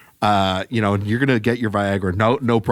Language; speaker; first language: English; native; English